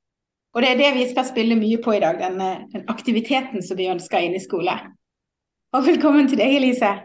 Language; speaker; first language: Norwegian; native; Norwegian